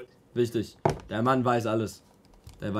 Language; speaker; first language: German; native; German